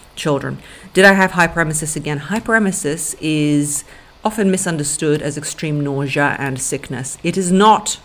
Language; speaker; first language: English; early bilingual, other home language; Russian